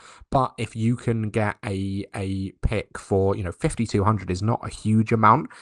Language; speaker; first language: English; native; English